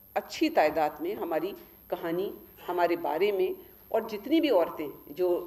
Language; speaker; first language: Hindi; native; Hindi